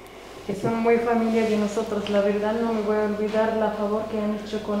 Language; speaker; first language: Spanish; non-native, fluent; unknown